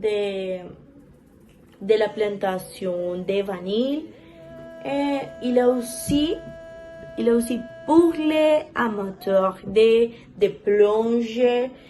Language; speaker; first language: French; non-native, learner; Spanish